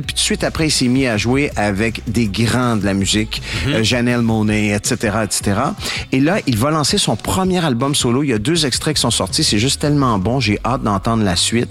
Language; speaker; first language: French; native; French